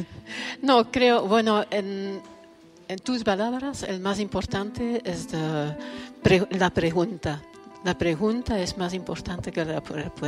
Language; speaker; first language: Spanish; non-native, fluent; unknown